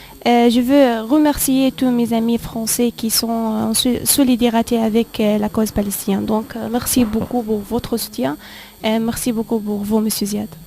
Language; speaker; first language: French; non-native, fluent; Arabic